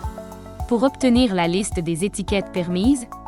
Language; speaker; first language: French; native; French